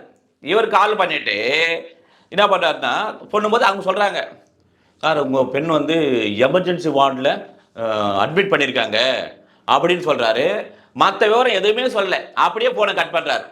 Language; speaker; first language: Tamil; native; Tamil